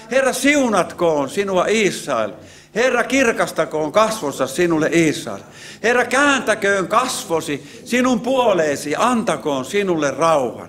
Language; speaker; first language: Finnish; native; Finnish